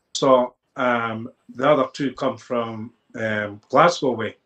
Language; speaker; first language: English; native; English